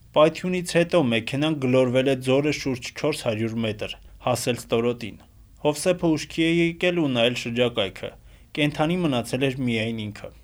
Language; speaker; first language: Armenian; native; Armenian